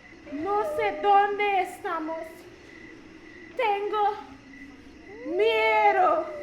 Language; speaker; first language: Spanish; non-native, learner; English